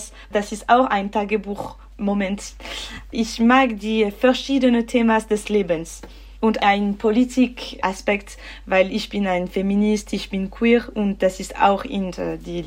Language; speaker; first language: German; non-native, local second language; French